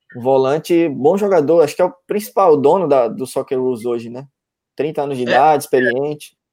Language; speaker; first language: Portuguese; native; Portuguese